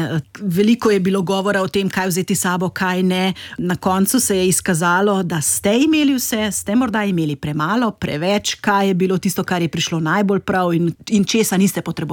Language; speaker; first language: Slovenian; native; Slovenian